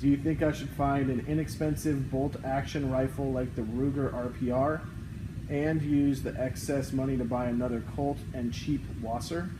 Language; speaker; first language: English; native; English